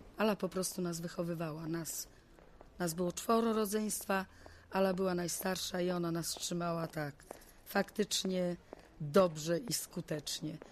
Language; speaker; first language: Polish; native; Polish